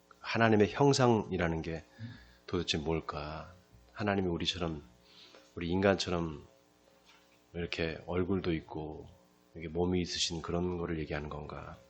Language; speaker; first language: Korean; native; Korean